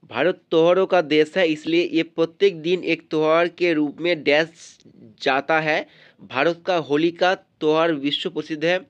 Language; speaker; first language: Hindi; non-native, local second language; Bangla